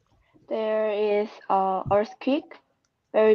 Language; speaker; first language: English; non-native, learner; Korean